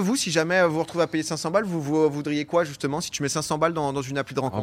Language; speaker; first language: French; native; French